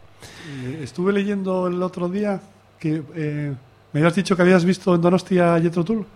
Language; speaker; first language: Spanish; native; Spanish